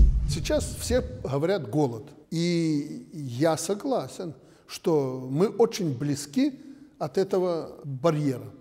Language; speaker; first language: Russian; native; Russian